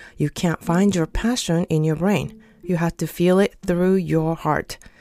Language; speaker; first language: English; non-native, fluent; Japanese